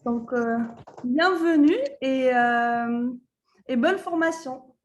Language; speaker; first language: French; non-native, local second language; Arabic